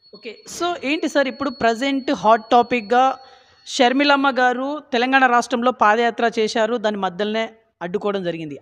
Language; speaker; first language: Telugu; native; Telugu